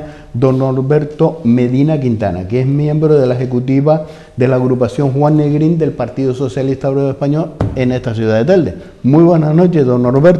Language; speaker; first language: Spanish; native; Spanish